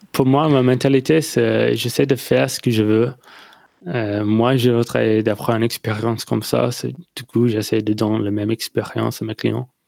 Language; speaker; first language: French; non-native, learner; English